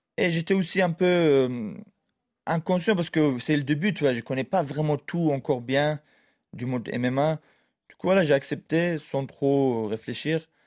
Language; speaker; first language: French; native; French